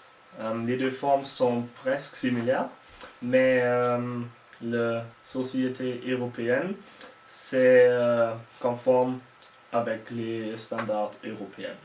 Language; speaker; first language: French; non-native, learner; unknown